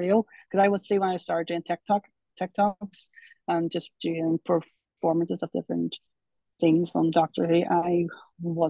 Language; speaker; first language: English; native; English